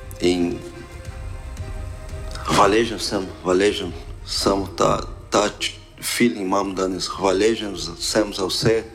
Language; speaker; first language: Slovenian; non-native, learner; Portuguese